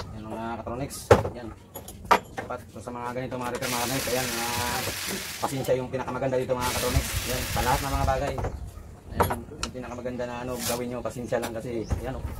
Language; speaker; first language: Filipino; non-native, local second language; Cebuano